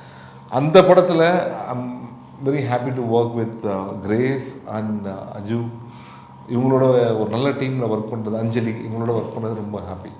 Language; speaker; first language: Tamil; native; Tamil